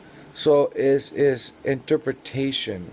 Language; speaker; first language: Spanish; non-native, learner; English